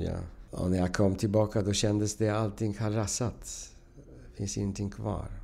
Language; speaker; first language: Swedish; non-native, fluent; Polish